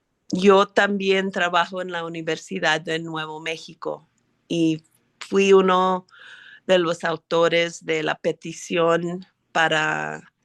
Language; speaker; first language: Spanish; early bilingual, heritage; English